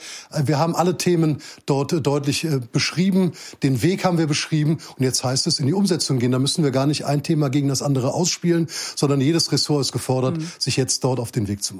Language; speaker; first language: German; native; German